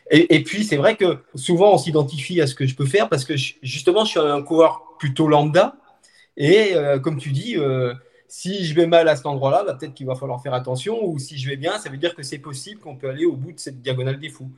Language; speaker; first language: French; native; French